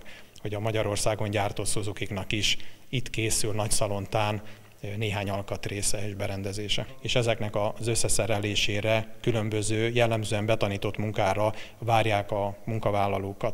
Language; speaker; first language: Hungarian; native; Hungarian